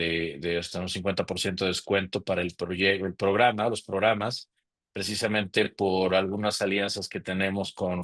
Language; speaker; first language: Spanish; native; Spanish